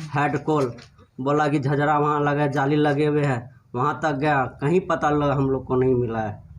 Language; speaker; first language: Hindi; non-native, local second language; Maithili